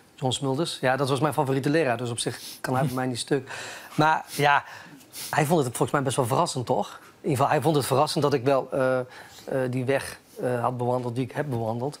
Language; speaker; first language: Dutch; early bilingual, other home language; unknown